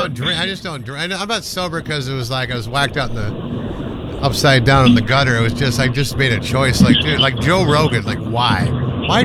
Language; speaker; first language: English; native; English